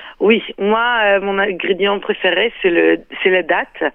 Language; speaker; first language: French; non-native, fluent; Hebrew